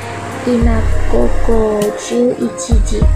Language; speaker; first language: Japanese; non-native, learner; Malay